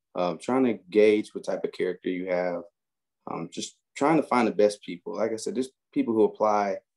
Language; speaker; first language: English; native; English